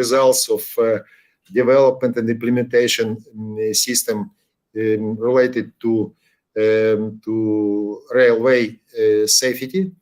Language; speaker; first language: English; non-native, learner; Ukrainian